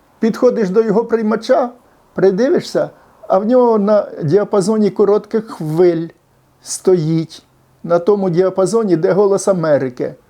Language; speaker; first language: Ukrainian; native; Ukrainian